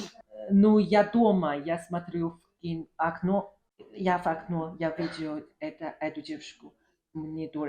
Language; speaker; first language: Russian; non-native, learner; Chinese